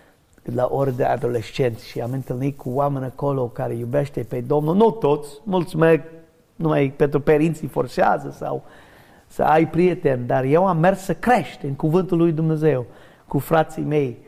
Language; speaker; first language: Romanian; non-native, learner; English